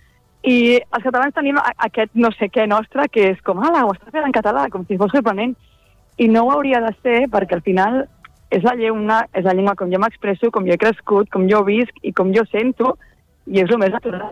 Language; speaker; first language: Catalan; native; Catalan